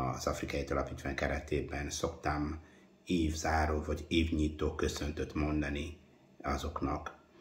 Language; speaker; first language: Hungarian; non-native, fluent; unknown